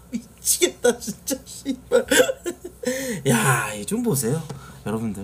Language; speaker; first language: Korean; native; Korean